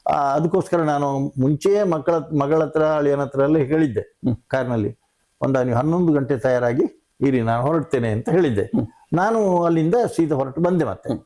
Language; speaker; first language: Kannada; non-native, local second language; Tulu